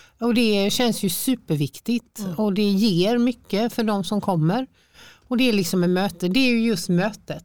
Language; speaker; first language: Swedish; native; Swedish